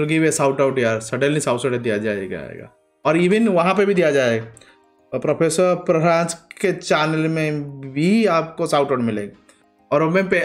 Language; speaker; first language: Hindi; non-native, local second language; Odia